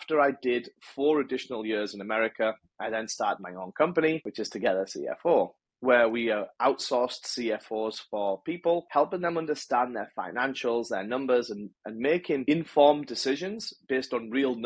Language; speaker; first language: English; native; English